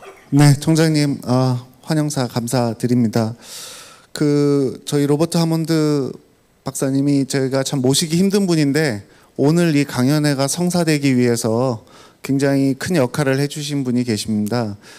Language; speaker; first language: Korean; native; Korean